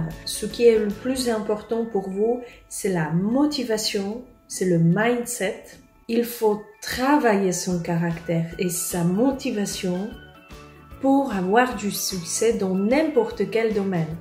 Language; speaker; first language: French; non-native, fluent; Polish